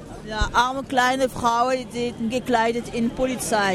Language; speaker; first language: German; non-native, learner; French